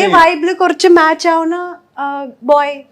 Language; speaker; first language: Malayalam; early bilingual, heritage; Malayalam